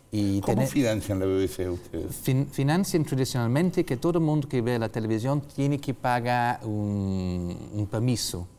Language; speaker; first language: Spanish; non-native, fluent; English